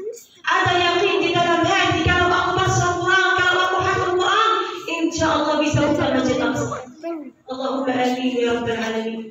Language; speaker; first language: Indonesian; non-native, learner; Arabic